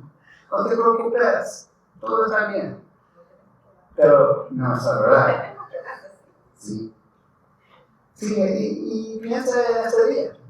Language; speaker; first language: Spanish; non-native, learner; English